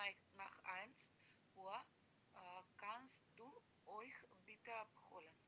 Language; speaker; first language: German; non-native, learner; Macedonian